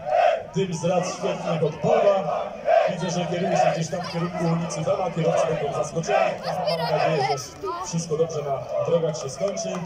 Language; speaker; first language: Polish; native; Polish